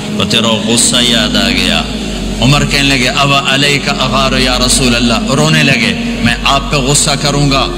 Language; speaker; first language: Urdu; non-native, local second language; Punjabi